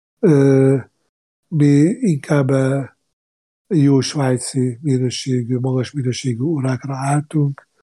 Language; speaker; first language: Hungarian; non-native, fluent; Arabic